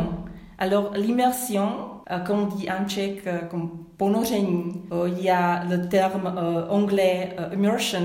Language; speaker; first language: French; non-native, fluent; Czech